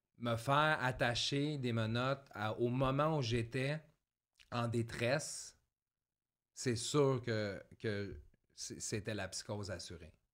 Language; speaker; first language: French; native; French